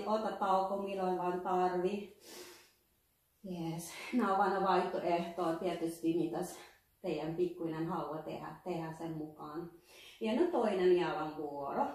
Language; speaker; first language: Finnish; non-native, learner; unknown